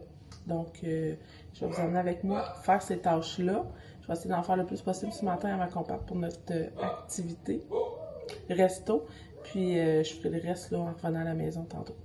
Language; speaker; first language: French; native; French